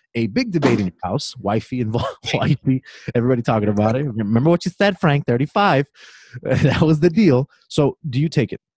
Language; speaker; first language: English; native; English